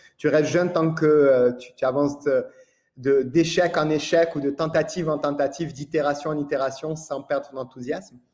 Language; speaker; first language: French; non-native, local second language; Arabic